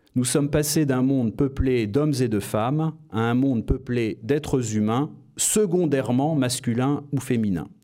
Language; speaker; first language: French; native; French